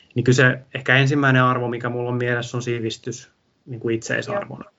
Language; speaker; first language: Finnish; non-native, local second language; English